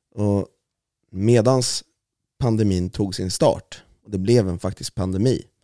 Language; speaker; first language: Swedish; native; Swedish